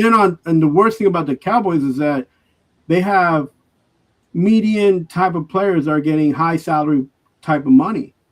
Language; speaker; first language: English; native; English